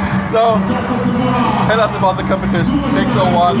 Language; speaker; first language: English; non-native, fluent; German